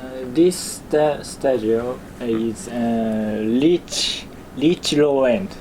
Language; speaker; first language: English; non-native, learner; Japanese